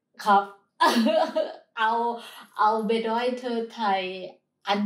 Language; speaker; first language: German; non-native, learner; Thai